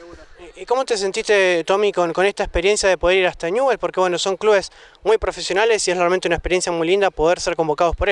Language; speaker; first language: Spanish; native; Spanish